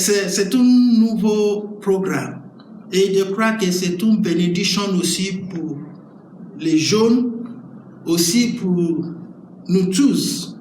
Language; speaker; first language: French; non-native, learner; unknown